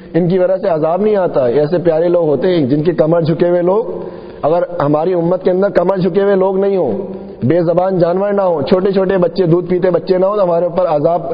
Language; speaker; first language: Urdu; non-native, local second language; Sindhi